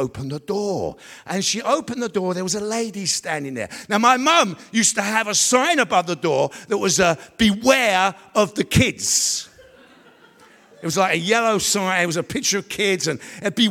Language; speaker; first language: English; native; English